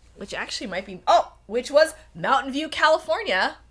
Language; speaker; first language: English; native; English